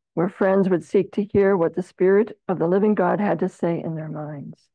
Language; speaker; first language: English; native; English